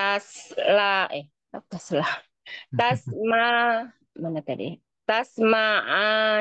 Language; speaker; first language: Arabic; non-native, learner; Indonesian